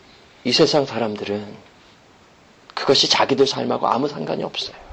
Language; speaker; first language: Korean; native; Korean